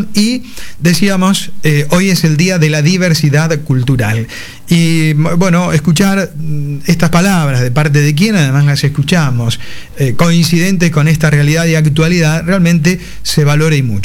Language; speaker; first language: Spanish; native; Spanish